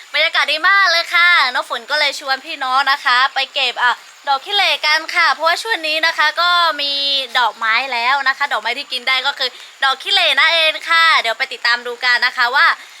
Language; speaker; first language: Thai; non-native, local second language; Lahu